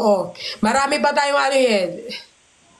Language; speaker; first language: Filipino; native; Filipino